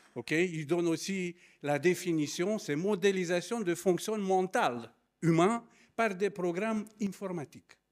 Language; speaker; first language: French; non-native, fluent; Romanian